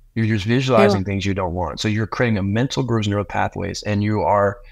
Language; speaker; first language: English; native; English